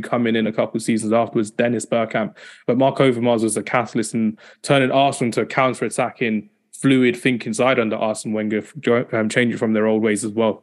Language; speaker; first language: English; native; English